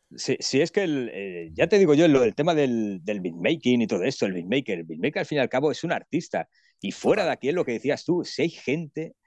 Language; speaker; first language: Spanish; native; Spanish